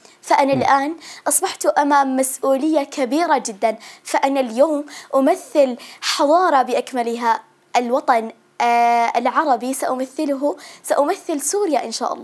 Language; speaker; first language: Arabic; native; Arabic